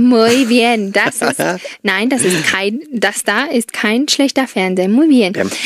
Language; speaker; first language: German; non-native, fluent; Spanish